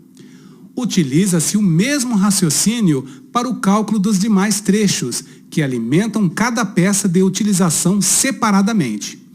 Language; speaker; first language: Portuguese; native; Portuguese